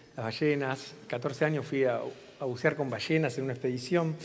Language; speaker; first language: Spanish; native; Spanish